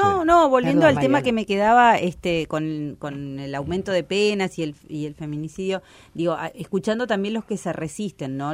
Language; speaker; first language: Spanish; native; Spanish